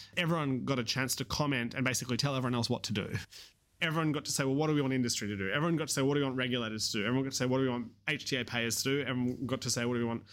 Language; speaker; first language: English; native; English